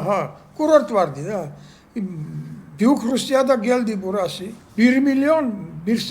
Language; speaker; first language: Turkish; non-native, learner; Georgian